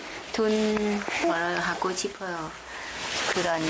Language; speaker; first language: Korean; non-native, learner; Thai